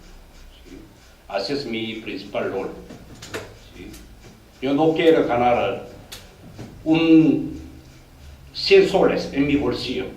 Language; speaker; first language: Spanish; non-native, learner; Korean